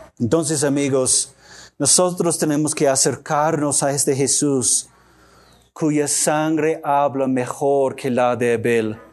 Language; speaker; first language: Spanish; non-native, fluent; English